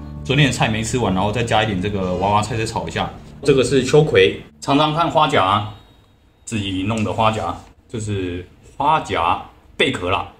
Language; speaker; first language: Chinese; native; Chinese